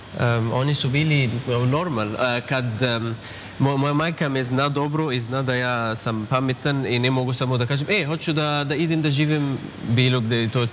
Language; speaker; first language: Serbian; non-native, learner; Arabic